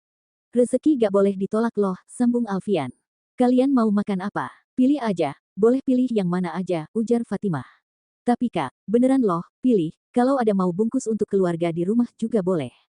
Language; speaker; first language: Indonesian; native; Indonesian